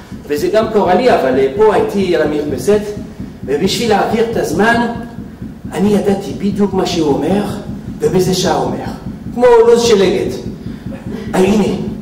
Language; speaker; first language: Hebrew; non-native, fluent; French